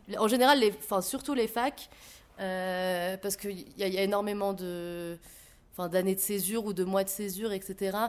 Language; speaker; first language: French; native; French